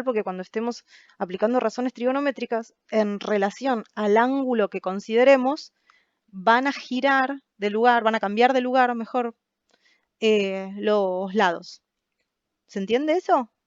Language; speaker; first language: Spanish; native; Spanish